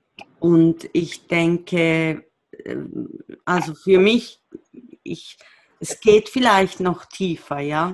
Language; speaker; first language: German; native; German